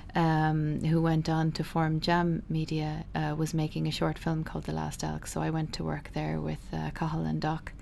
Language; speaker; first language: English; native; English